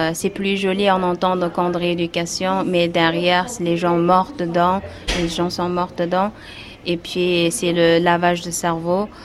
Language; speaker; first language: French; non-native, fluent; Uyghur